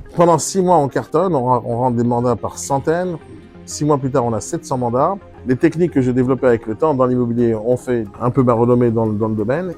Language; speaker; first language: French; non-native, fluent; Hebrew